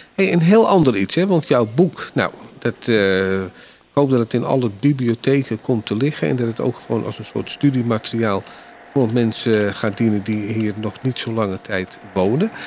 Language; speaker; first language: Dutch; native; Dutch